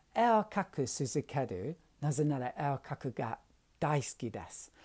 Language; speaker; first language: Japanese; non-native, learner; English